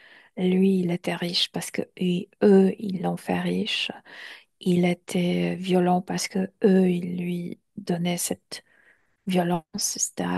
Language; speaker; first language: French; non-native, fluent; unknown